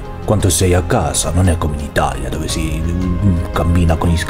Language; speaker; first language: Italian; non-native, learner; Swedish